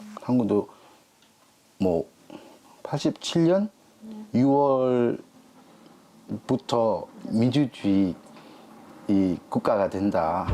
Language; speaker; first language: Korean; non-native, fluent; Burmese